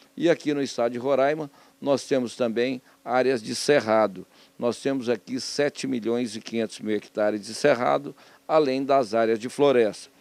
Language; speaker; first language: Portuguese; native; Portuguese